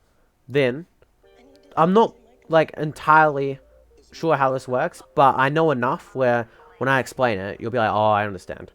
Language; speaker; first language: English; native; English